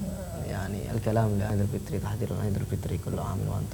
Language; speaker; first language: Arabic; non-native, learner; Indonesian